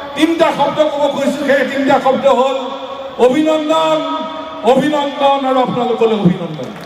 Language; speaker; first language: Assamese; native; Assamese